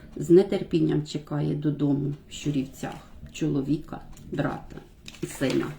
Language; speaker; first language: Ukrainian; native; Ukrainian